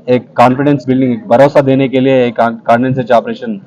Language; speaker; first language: Hindi; non-native, local second language; Telugu